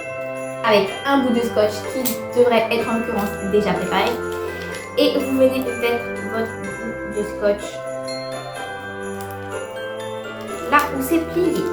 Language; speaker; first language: French; native; French